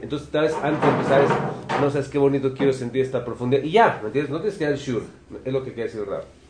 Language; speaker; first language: Spanish; native; Spanish